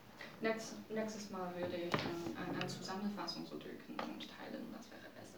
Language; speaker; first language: German; non-native, learner; Chinese